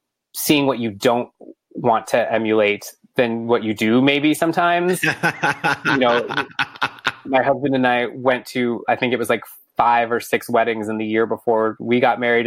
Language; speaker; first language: English; native; English